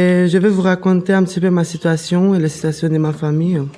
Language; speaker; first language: French; non-native, learner; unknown